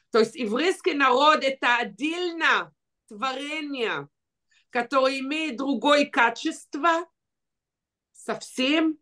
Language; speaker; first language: Russian; early bilingual, heritage; Russian